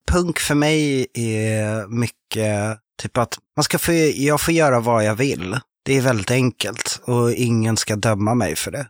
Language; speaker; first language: Swedish; non-native, fluent; French